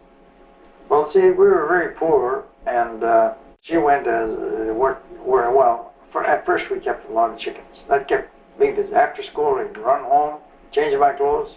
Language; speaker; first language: English; native; English